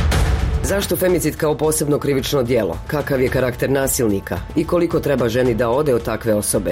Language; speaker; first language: Serbian; native; Serbian